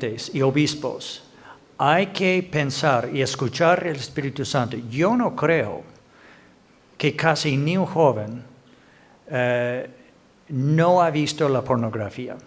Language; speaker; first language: Spanish; non-native, fluent; English